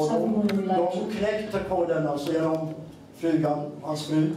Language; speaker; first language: Swedish; non-native, fluent; Amharic